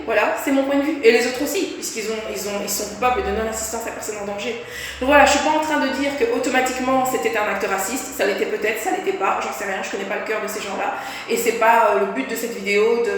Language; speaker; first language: French; native; French